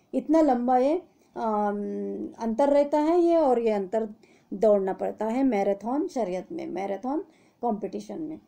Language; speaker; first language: Hindi; non-native, local second language; Marathi